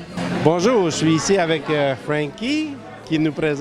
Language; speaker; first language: French; native; French